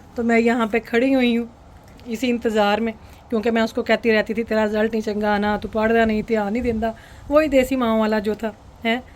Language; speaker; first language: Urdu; non-native, local second language; Punjabi